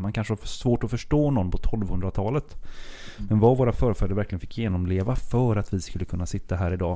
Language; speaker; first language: Swedish; native; Swedish